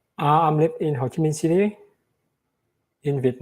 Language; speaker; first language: English; non-native, learner; Vietnamese